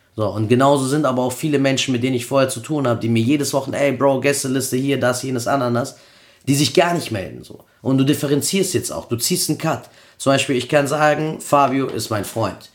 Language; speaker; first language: German; early bilingual, other home language; Spanish